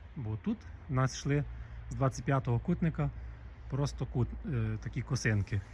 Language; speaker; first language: Ukrainian; native; Ukrainian